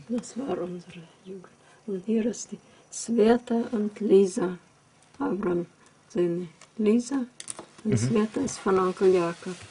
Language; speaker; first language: German; early bilingual, heritage; German